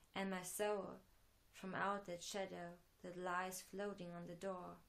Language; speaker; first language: English; non-native, fluent; German